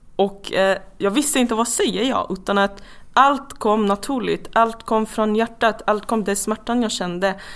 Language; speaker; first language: Swedish; non-native, fluent; Persian